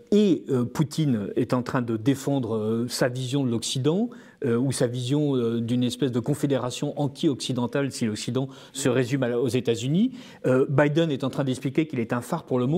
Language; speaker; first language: French; native; French